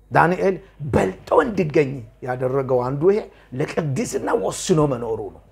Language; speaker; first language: Amharic; non-native, local second language; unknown